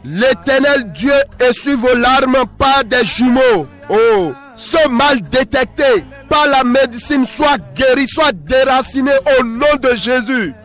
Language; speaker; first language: French; non-native, local second language; Fon